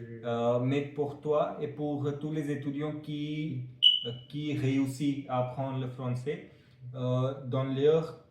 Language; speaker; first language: French; non-native, fluent; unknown